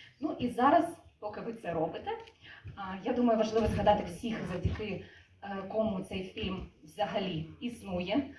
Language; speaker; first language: Ukrainian; native; Ukrainian